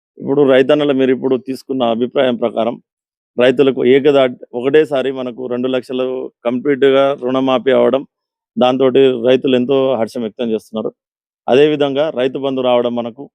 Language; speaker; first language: Telugu; non-native, local second language; Lambadi